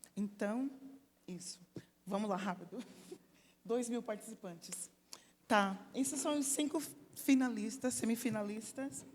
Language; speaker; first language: Portuguese; non-native, fluent; English